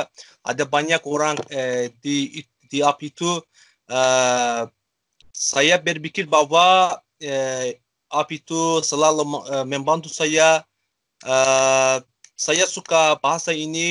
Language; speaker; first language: Indonesian; non-native, learner; Azerbaijani